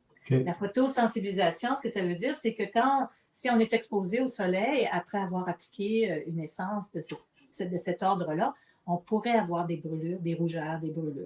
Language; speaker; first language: French; native; French